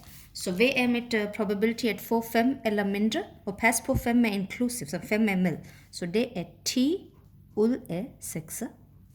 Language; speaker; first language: Danish; non-native, fluent; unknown